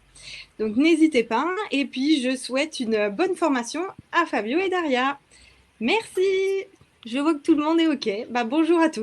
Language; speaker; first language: French; native; French